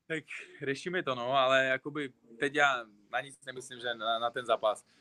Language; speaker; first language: Czech; non-native, fluent; Uzbek